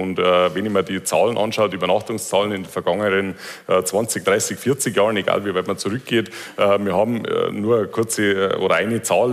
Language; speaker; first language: German; native; German